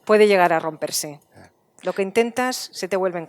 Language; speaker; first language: Spanish; native; Spanish